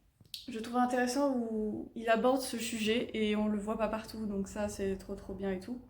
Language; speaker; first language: French; native; French